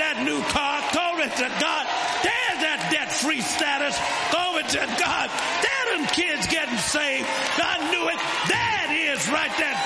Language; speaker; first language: English; native; English